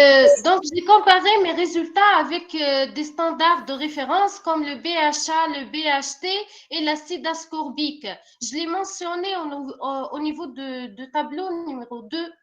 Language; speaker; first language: French; non-native, local second language; Arabic